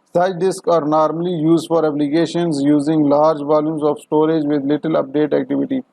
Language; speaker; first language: English; non-native, local second language; Urdu